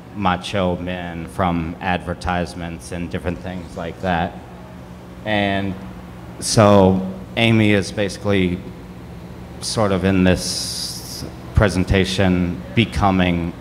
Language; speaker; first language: English; native; English